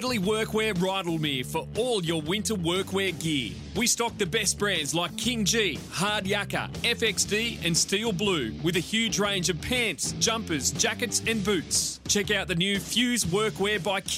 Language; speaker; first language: English; native; English